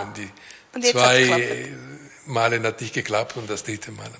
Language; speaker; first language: German; non-native, local second language; French